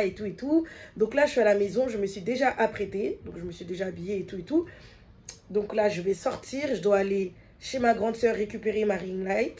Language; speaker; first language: French; native; French